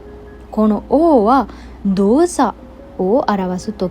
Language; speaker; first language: Japanese; non-native, fluent; Sinhala